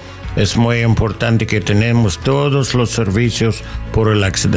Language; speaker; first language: Spanish; non-native, learner; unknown